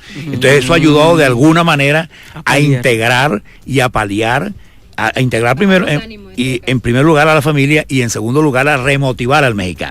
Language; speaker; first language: Spanish; native; Spanish